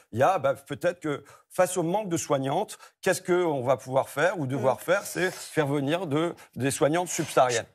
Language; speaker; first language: French; native; French